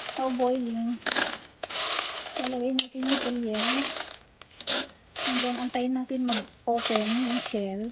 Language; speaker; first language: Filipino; non-native, local second language; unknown